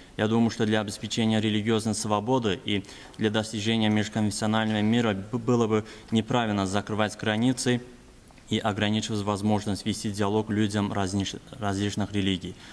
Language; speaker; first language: Russian; non-native, local second language; Azerbaijani